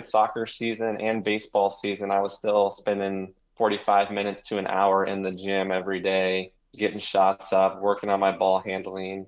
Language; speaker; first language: English; native; English